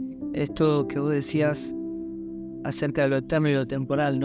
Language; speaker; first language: Spanish; native; Spanish